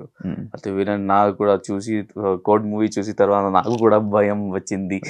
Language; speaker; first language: Telugu; non-native, learner; Hindi